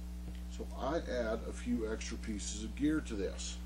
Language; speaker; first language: English; native; English